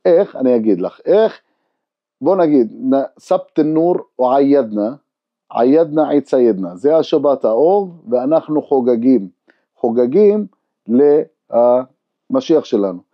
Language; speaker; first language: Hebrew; non-native, local second language; Arabic